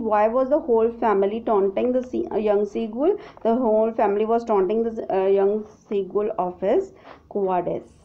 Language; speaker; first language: English; non-native, local second language; Hindi